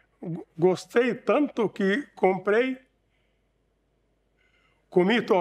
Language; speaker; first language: Portuguese; non-native, fluent; Arabic